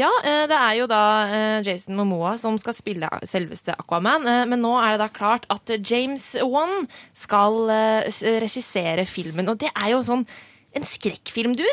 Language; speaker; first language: Norwegian; native; Norwegian